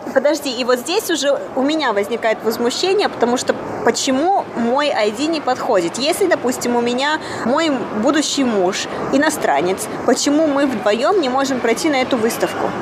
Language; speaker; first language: Russian; native; Russian